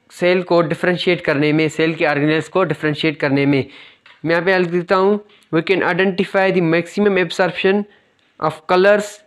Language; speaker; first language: Urdu; native; Urdu